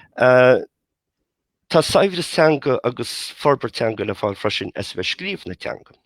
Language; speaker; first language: Irish; native; Irish